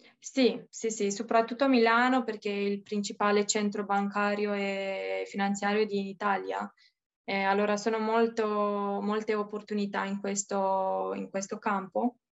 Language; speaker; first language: Italian; non-native, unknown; Romanian